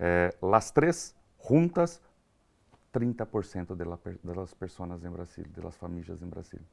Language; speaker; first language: Spanish; non-native, learner; Portuguese